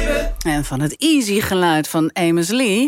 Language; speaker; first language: Dutch; native; Dutch